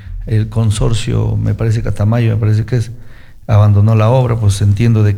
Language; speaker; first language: Spanish; native; Spanish